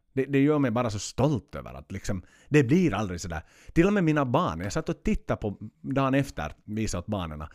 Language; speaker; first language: Swedish; native; Swedish